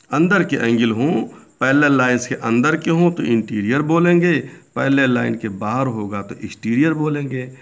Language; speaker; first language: Hindi; native; Hindi